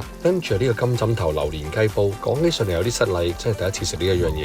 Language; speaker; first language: Cantonese; native; Cantonese